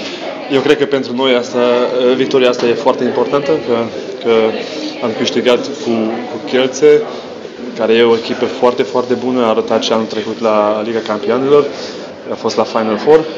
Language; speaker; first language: Romanian; non-native, local second language; Hungarian